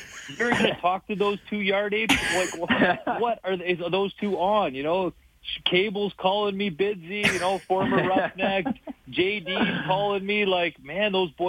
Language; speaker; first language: English; native; English